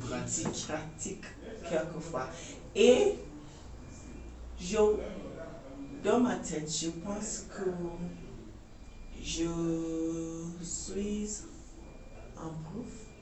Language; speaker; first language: French; non-native, learner; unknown